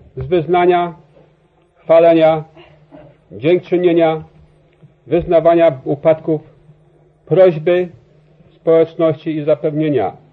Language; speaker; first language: Polish; early bilingual, heritage; Polish